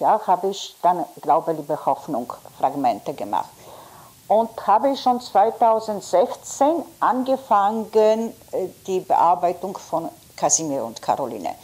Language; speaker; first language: German; non-native, fluent; Polish